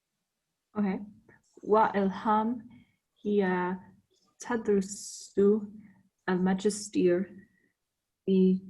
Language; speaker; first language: Arabic; non-native, learner; English